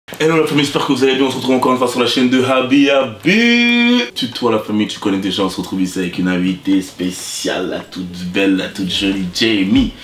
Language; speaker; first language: French; native; French